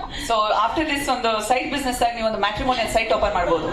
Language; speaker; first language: Kannada; native; Kannada